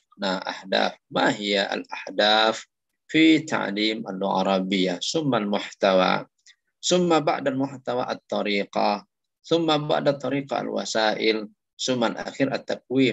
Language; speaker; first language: Arabic; non-native, fluent; Indonesian